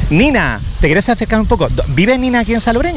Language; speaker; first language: Spanish; native; Spanish